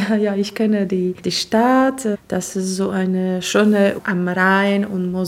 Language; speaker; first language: German; non-native, fluent; Polish